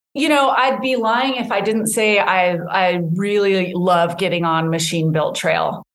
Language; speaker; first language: English; native; English